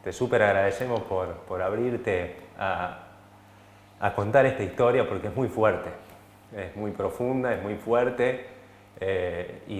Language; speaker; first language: Spanish; native; Spanish